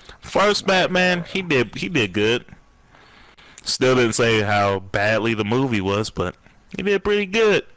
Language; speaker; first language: English; native; English